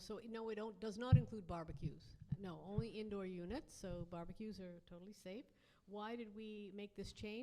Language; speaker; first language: English; native; English